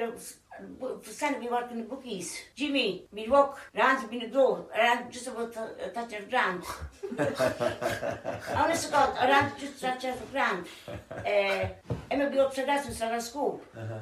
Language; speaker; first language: English; non-native, learner; Italian